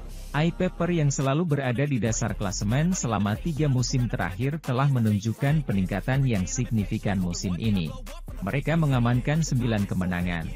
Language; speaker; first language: Indonesian; native; Indonesian